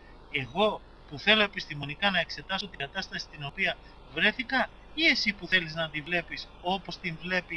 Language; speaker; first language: Greek; native; Greek